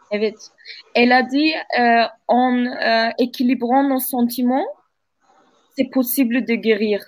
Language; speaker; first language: French; non-native, fluent; Turkish